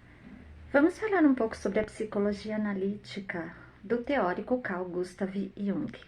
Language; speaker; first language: Portuguese; native; Portuguese